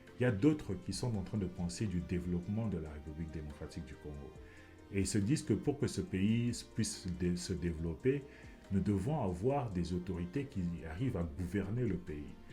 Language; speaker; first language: French; non-native, local second language; Lingala